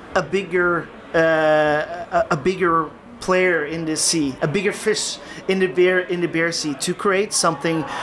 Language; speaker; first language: English; non-native, fluent; Norwegian